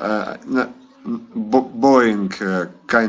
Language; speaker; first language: English; non-native, learner; Russian